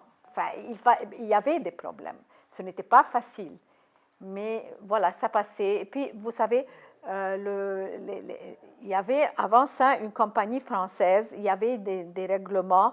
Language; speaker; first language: French; non-native, fluent; Arabic